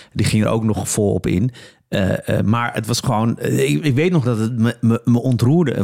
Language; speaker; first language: Dutch; early bilingual, other home language; Polish